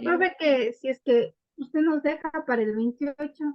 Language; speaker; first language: Spanish; native; Spanish